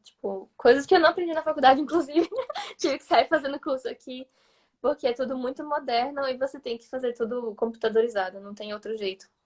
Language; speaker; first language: Portuguese; native; Portuguese